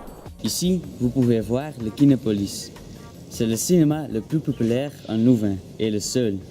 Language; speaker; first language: French; non-native, learner; Dutch